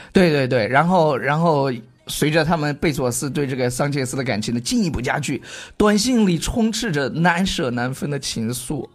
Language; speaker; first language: Chinese; native; Chinese